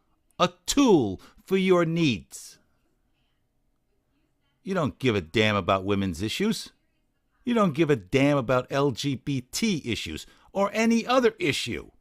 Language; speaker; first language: English; native; English